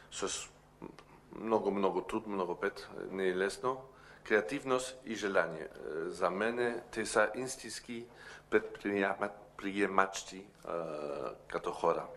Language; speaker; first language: Bulgarian; non-native, learner; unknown